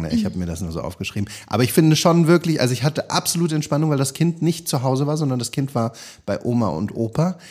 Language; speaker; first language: German; native; German